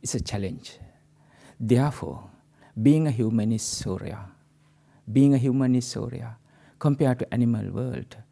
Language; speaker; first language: English; non-native, local second language; Sinhala